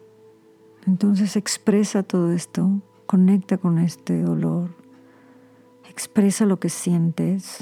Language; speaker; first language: Spanish; native; Spanish